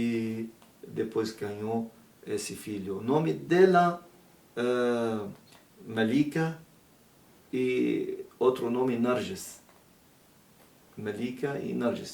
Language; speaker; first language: Portuguese; non-native, learner; Arabic